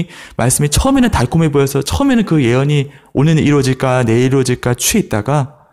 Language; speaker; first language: Korean; native; Korean